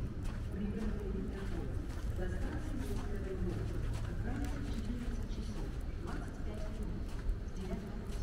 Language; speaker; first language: Russian; native; Russian